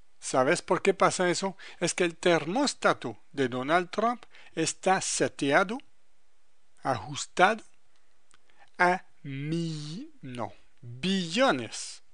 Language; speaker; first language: Spanish; non-native, fluent; French